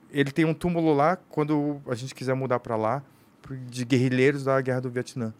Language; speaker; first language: Portuguese; native; Portuguese